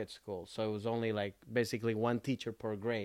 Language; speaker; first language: English; early bilingual, other home language; Spanish